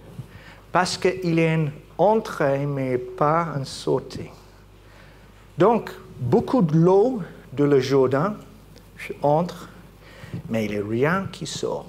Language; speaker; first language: French; non-native, fluent; English